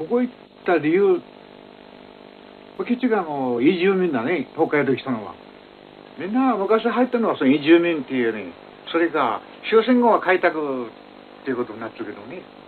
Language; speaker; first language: Japanese; native; Japanese